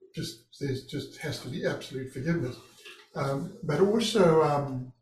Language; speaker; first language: English; native; English